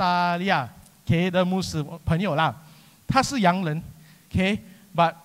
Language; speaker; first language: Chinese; non-native, local second language; English